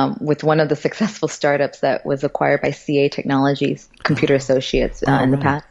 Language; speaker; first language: English; early bilingual, other home language; Cantonese